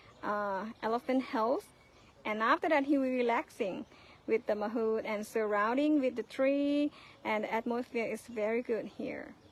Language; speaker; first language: English; non-native, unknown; Thai